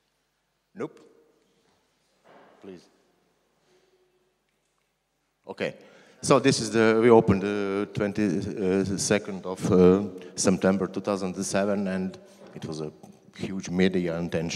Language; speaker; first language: English; non-native, learner; Croatian